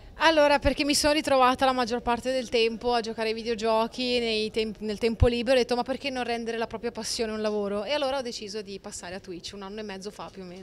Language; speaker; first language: Italian; native; Italian